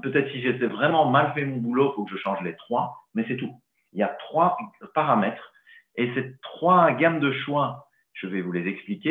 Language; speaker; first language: French; native; French